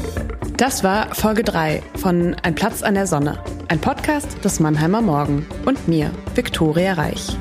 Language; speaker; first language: German; native; German